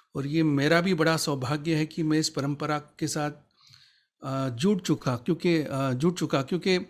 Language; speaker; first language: Hindi; native; Hindi